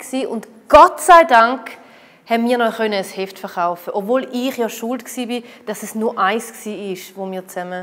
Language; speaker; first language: German; native; German